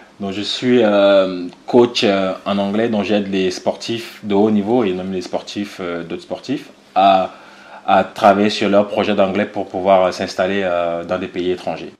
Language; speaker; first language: French; early bilingual, other home language; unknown